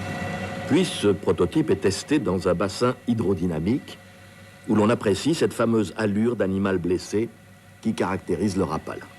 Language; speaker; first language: French; native; French